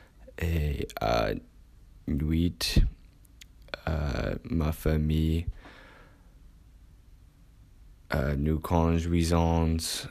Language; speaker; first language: French; non-native, learner; English